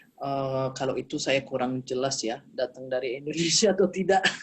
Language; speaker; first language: Indonesian; early bilingual, heritage; Indonesian